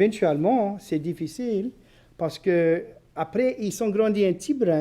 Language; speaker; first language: French; non-native, local second language; English